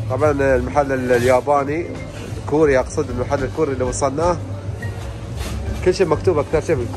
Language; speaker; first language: Arabic; native; Arabic